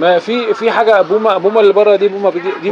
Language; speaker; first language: Arabic; native; Arabic